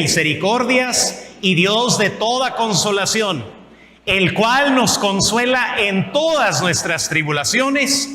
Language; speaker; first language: Spanish; non-native, fluent; English